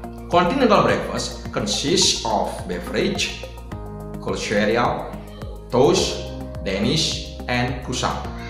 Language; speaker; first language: English; non-native, fluent; Indonesian